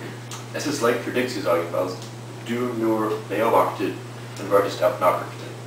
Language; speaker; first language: German; non-native, learner; English